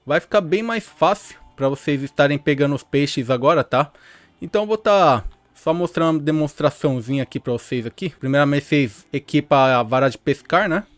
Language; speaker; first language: Portuguese; native; Portuguese